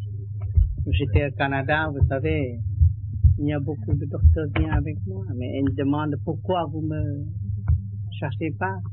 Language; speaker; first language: French; non-native, learner; Vietnamese